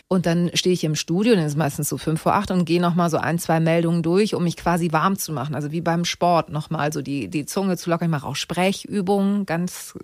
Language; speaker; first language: German; native; German